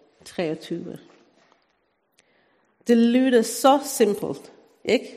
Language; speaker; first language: Danish; non-native, fluent; English